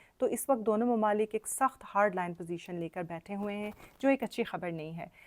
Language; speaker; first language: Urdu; native; Urdu